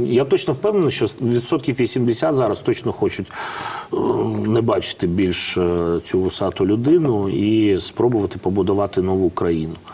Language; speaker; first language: Ukrainian; non-native, fluent; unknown